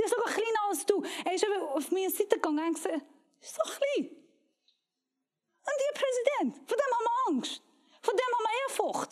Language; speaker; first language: German; non-native, learner; Persian